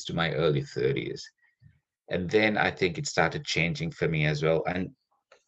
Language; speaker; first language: English; non-native, local second language; Sinhala